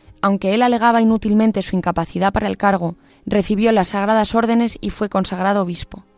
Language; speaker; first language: Spanish; native; Spanish